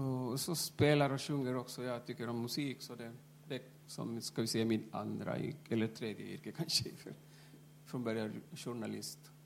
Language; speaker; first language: Swedish; non-native, fluent; Spanish